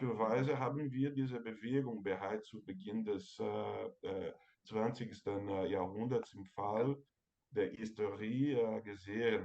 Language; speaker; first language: German; non-native, fluent; Portuguese